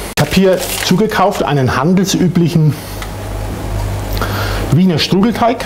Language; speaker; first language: German; native; German